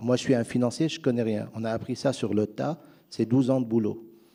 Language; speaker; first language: French; non-native, fluent; Arabic